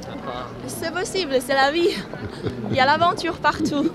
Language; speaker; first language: French; non-native, fluent; Chinese